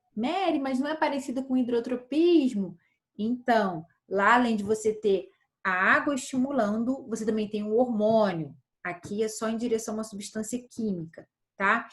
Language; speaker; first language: Portuguese; native; Portuguese